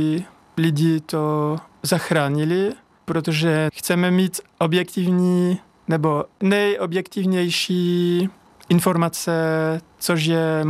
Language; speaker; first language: Czech; non-native, learner; French